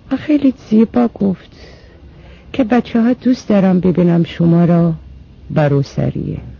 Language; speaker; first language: Persian; non-native, fluent; Arabic